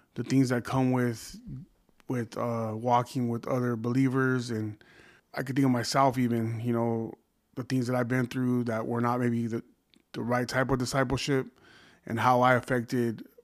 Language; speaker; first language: English; native; English